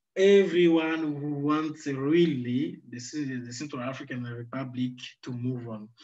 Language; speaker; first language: English; non-native, fluent; Sango